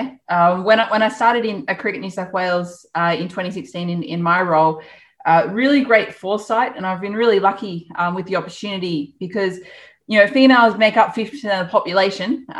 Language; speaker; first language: English; native; English